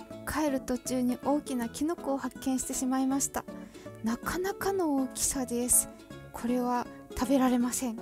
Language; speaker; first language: Japanese; non-native, fluent; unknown